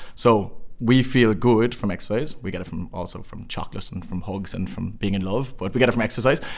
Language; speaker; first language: English; native; English